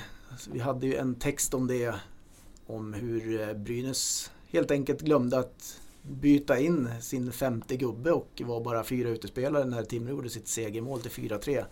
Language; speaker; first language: Swedish; native; Swedish